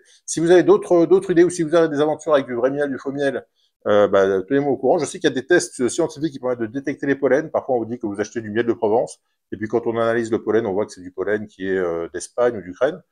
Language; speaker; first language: French; native; French